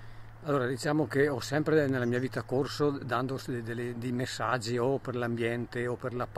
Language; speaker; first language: Italian; native; Italian